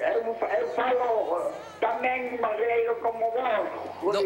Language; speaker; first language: Portuguese; non-native, learner; Spanish